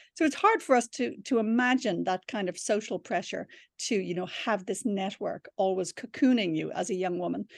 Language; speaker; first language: English; native; English